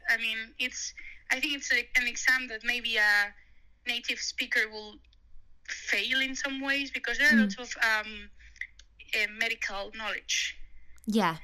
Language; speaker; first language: English; non-native, fluent; Spanish